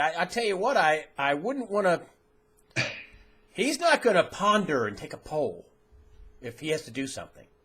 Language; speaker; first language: English; native; English